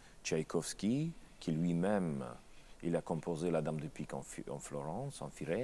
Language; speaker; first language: French; non-native, fluent; Russian